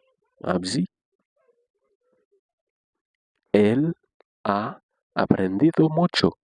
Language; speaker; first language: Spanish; non-native, learner; Haitian Creole